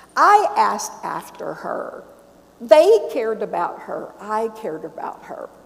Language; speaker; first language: English; native; English